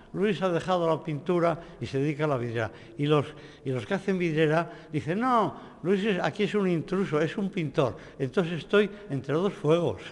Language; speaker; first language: Spanish; native; Spanish